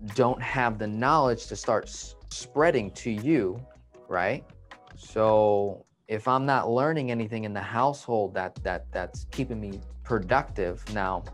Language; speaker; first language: English; native; English